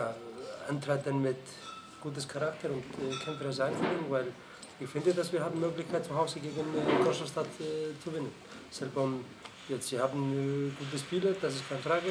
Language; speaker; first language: German; non-native, fluent; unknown